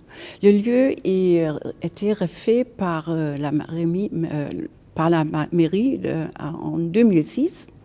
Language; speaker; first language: French; non-native, fluent; German